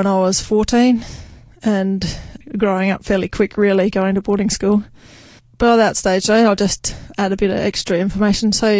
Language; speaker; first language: English; native; English